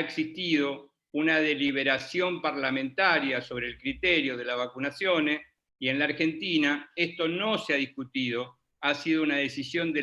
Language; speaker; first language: Spanish; native; Spanish